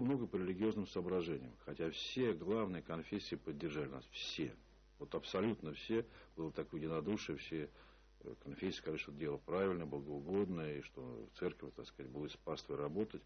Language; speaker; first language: Russian; native; Russian